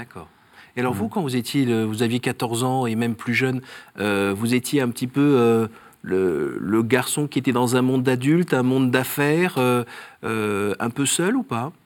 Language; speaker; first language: French; native; French